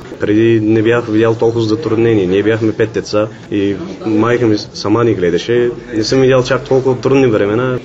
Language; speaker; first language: Bulgarian; non-native, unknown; Turkish